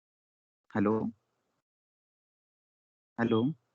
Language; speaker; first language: German; non-native, learner; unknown